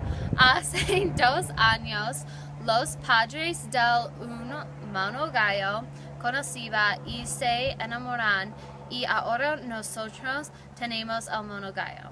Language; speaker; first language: Spanish; non-native, learner; English